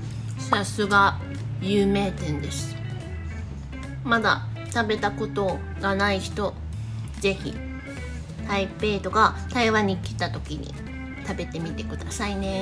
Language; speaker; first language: Japanese; non-native, fluent; Chinese